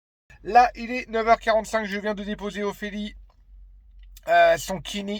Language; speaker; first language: French; native; French